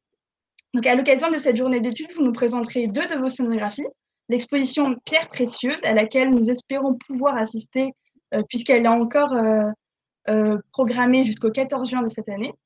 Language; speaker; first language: French; native; French